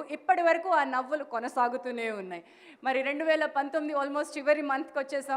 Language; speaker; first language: Telugu; native; Telugu